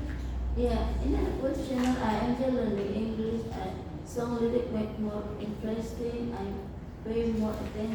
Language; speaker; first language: English; non-native, fluent; Indonesian